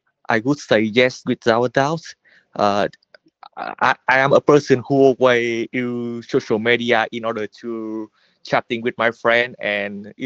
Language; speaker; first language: English; non-native, learner; Vietnamese